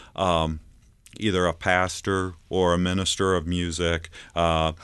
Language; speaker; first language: English; native; English